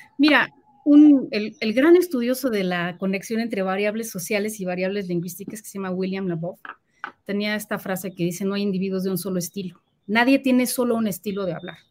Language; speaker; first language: Spanish; native; Spanish